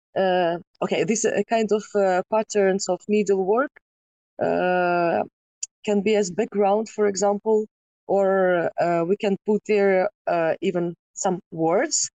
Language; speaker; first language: English; non-native, fluent; Ukrainian